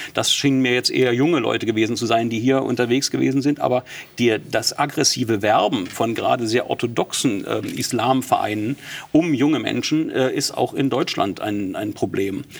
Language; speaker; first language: German; native; German